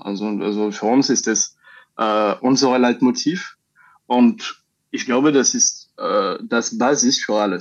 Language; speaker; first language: German; non-native, fluent; French